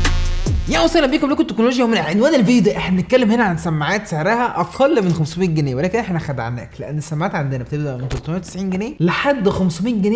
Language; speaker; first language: Arabic; native; Arabic